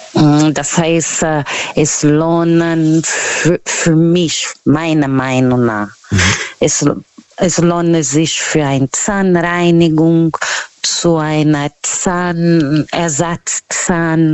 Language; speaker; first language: German; non-native, fluent; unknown